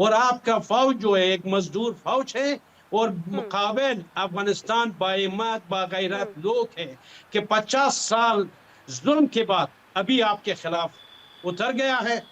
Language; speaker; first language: Hindi; non-native, fluent; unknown